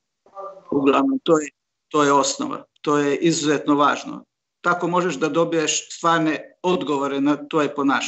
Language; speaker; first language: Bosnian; non-native, local second language; Hungarian